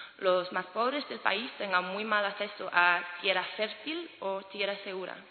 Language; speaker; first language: Spanish; non-native, learner; English